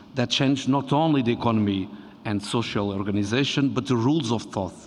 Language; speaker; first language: English; non-native, fluent; Portuguese